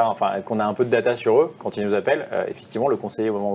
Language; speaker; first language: French; native; French